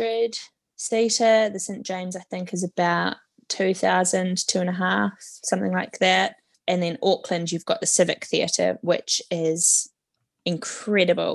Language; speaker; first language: English; native; English